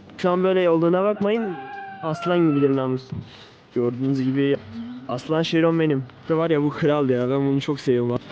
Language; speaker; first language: Turkish; non-native, local second language; Kurdish